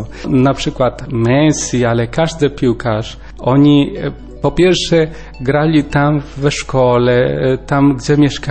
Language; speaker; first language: Polish; non-native, learner; Spanish